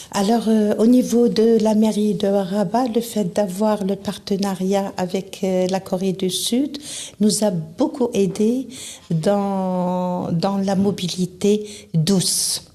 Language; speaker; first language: French; non-native, local second language; Arabic